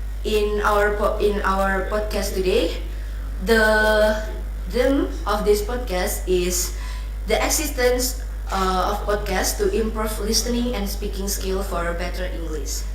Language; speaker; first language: English; non-native, learner; Indonesian